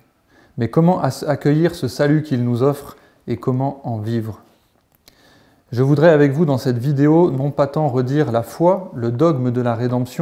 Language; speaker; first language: French; native; French